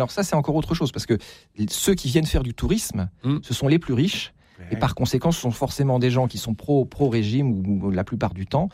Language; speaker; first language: French; native; French